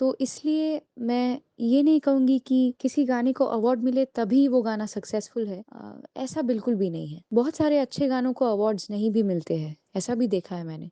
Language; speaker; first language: Hindi; non-native, local second language; Bangla